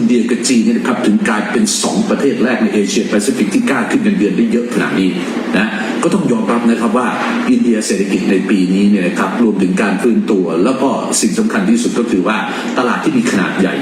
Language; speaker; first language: Thai; native; Thai